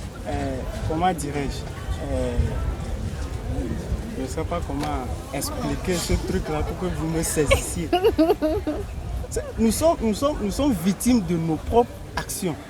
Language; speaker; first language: French; non-native, fluent; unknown